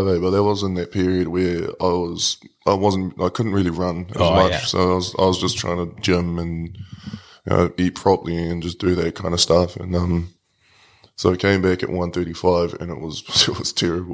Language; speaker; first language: English; native; English